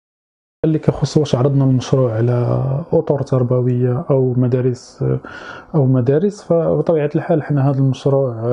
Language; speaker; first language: Arabic; native; Arabic